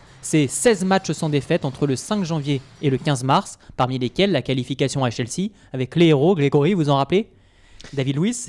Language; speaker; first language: French; native; French